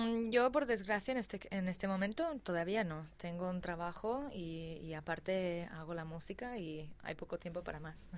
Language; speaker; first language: Spanish; non-native, fluent; English